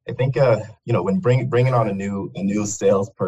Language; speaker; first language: English; native; English